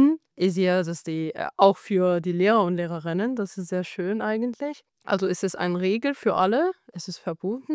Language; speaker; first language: German; non-native, fluent; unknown